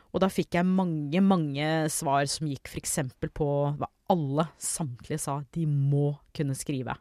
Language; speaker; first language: Norwegian; early bilingual, other home language; English